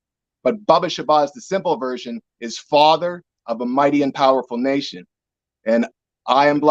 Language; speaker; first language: English; native; English